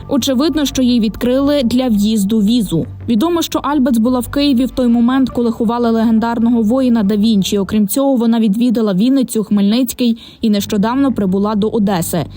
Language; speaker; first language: Ukrainian; native; Ukrainian